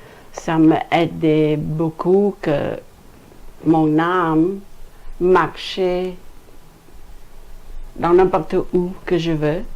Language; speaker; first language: French; non-native, fluent; Khmer